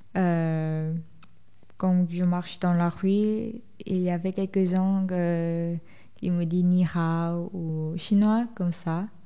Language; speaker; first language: French; non-native, fluent; Korean